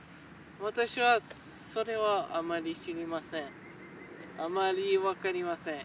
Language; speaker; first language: Japanese; non-native, learner; French